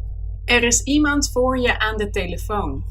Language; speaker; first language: Dutch; non-native, learner; Spanish